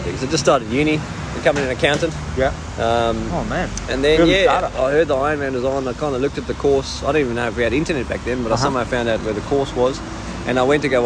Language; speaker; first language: English; native; English